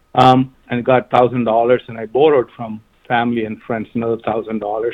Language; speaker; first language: English; non-native, local second language; Malayalam